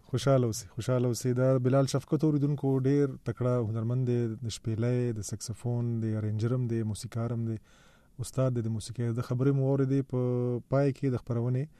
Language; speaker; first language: Pashto; native; Pashto